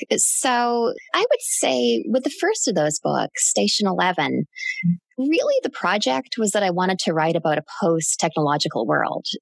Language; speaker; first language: English; native; English